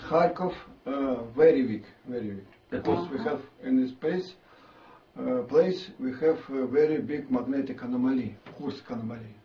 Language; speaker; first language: English; non-native, learner; Russian